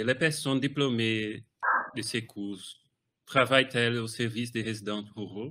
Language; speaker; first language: French; non-native, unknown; Portuguese